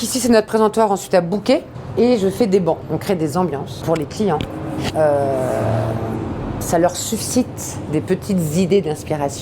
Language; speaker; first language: French; native; French